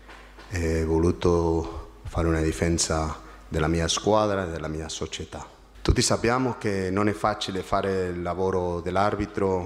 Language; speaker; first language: Italian; non-native, fluent; Spanish